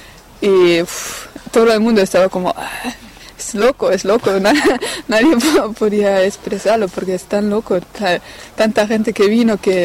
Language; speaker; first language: Spanish; non-native, fluent; French